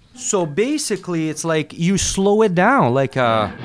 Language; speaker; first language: English; non-native, fluent; Portuguese